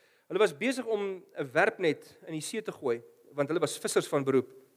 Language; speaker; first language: English; non-native, local second language; Afrikaans